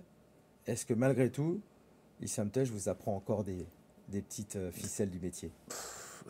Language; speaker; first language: French; native; French